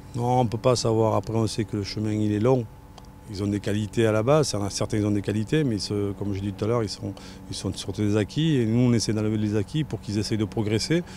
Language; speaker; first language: French; native; French